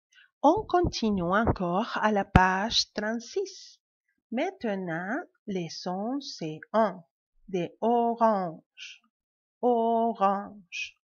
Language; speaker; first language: French; non-native, fluent; Spanish